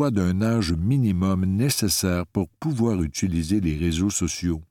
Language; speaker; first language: French; native; French